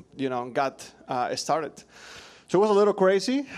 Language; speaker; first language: English; non-native, fluent; Spanish